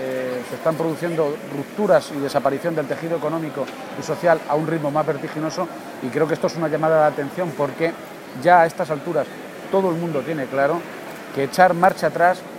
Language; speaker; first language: Spanish; native; Spanish